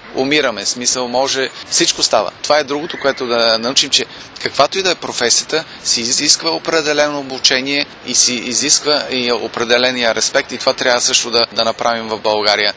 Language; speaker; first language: Bulgarian; non-native, fluent; German